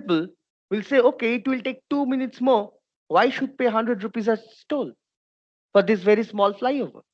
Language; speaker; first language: English; non-native, local second language; Bangla